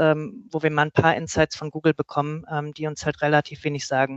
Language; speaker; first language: German; native; German